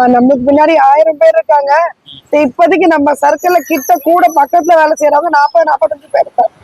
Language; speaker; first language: Tamil; native; Tamil